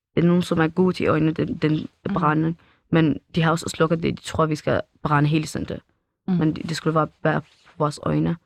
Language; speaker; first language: Danish; early bilingual, other home language; Kurdish